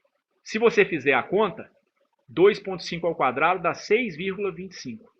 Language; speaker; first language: Portuguese; native; Portuguese